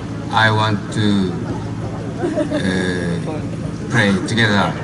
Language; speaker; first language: English; non-native, learner; Japanese